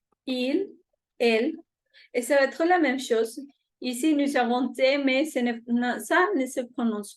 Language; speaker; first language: French; non-native, fluent; Spanish